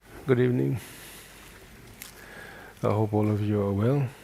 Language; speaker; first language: English; non-native, fluent; Tibetan